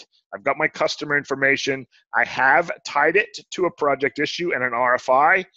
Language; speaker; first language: English; native; English